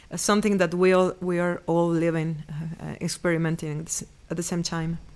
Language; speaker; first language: English; non-native, fluent; Spanish